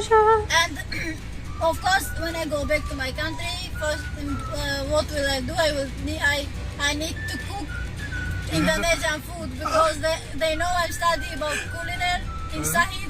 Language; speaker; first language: English; non-native, learner; Tajik